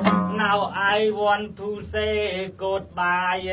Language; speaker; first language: English; non-native, learner; Khmer